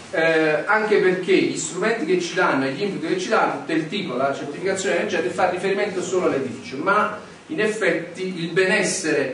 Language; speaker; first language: Italian; native; Italian